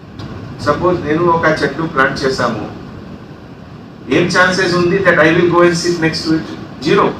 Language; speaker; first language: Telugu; non-native, fluent; Hindi